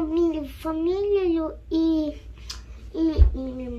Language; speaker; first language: Russian; early bilingual, heritage; Russian